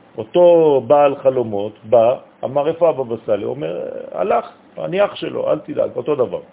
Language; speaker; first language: Hebrew; non-native, fluent; French